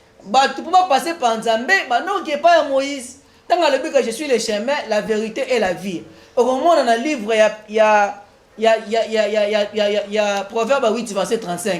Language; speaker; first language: French; non-native, local second language; Lingala